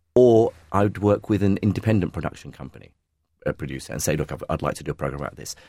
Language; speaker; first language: English; early bilingual, other home language; Arabic